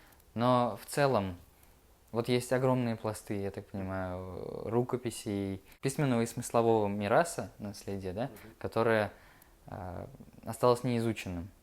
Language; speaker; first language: Russian; native; Russian